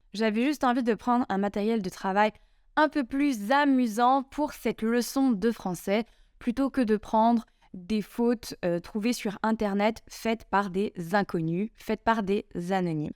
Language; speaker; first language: French; native; French